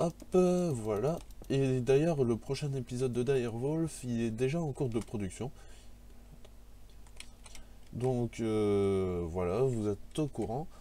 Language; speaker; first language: French; native; French